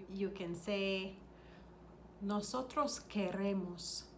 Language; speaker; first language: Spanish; non-native, learner; English